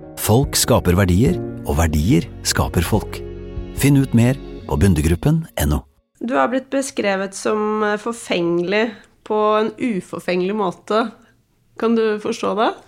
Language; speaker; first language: Norwegian; native; Norwegian